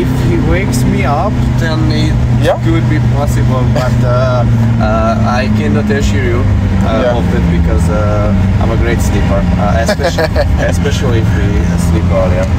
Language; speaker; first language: English; non-native, fluent; Hungarian